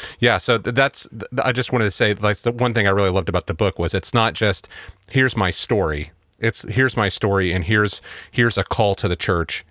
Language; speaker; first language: English; native; English